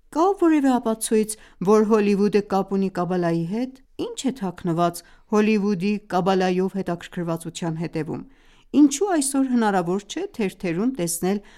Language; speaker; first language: Armenian; native; Armenian